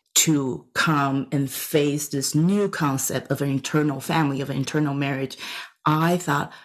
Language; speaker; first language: English; non-native, fluent; Chinese